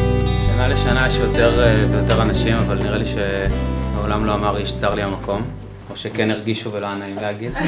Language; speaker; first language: Hebrew; native; Hebrew